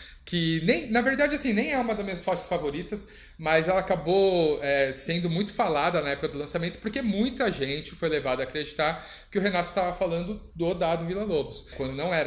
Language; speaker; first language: Portuguese; native; Portuguese